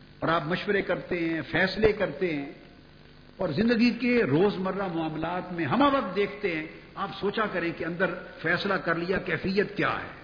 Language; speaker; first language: Urdu; non-native, local second language; Punjabi